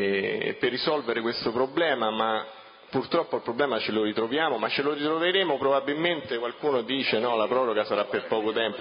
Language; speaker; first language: Italian; native; Italian